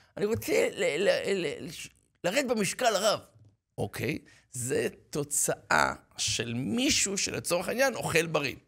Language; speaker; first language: Hebrew; native; Hebrew